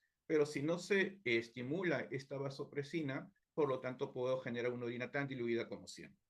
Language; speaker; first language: Spanish; native; Spanish